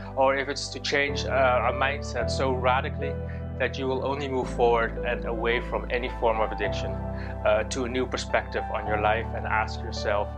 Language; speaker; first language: English; non-native, fluent; Dutch